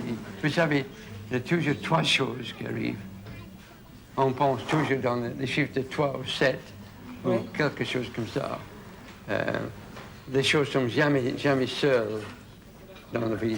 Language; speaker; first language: French; non-native, fluent; English